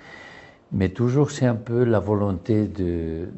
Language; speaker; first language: French; non-native, learner; Spanish